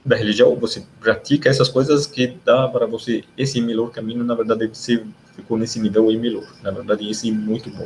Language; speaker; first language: Portuguese; non-native, learner; Arabic